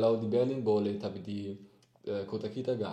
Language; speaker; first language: Indonesian; non-native, learner; German